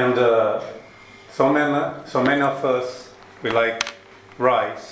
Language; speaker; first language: English; non-native, learner; Portuguese